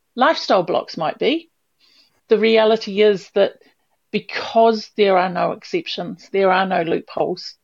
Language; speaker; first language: English; native; English